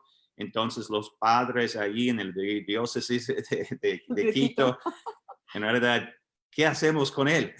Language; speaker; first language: Spanish; non-native, fluent; English